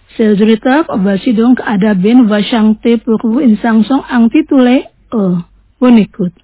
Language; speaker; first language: French; non-native, fluent; Indonesian